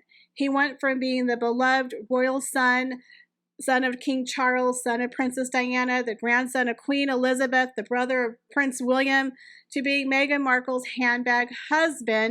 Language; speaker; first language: English; native; English